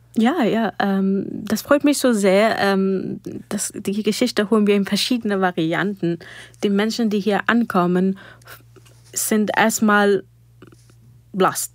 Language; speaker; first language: German; non-native, fluent; Persian